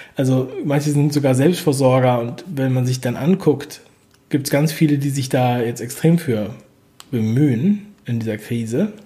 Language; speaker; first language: German; native; German